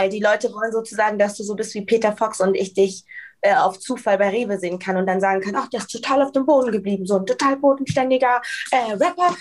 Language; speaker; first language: German; early bilingual, heritage; German